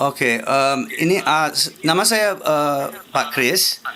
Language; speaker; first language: Indonesian; non-native, fluent; English